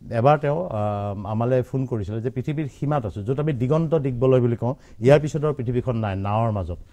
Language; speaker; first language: Assamese; native; Assamese